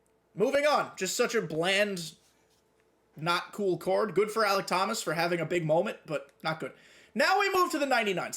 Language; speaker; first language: English; native; English